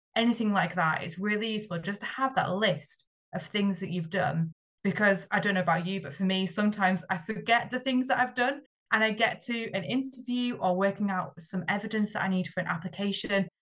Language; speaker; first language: English; native; English